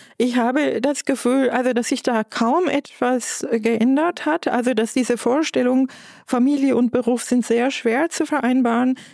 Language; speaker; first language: German; non-native, fluent; Turkish